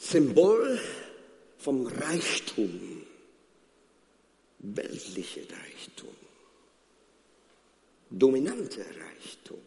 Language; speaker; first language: German; non-native, fluent; Afrikaans